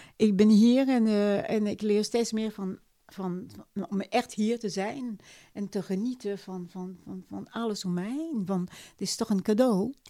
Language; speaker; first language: Dutch; non-native, fluent; French